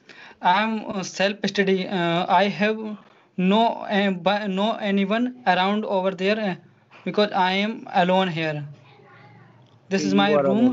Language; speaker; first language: English; non-native, learner; Hindi